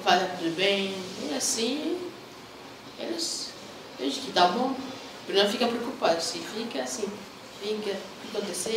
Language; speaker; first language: Portuguese; early bilingual, other home language; Arabic